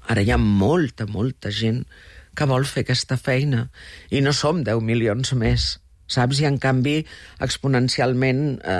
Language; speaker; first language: Catalan; early bilingual, heritage; Catalan